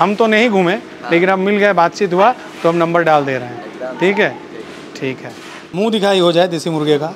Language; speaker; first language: Hindi; non-native, local second language; Bangla